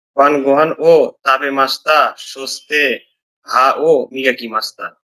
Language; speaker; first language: Japanese; non-native, learner; Bangla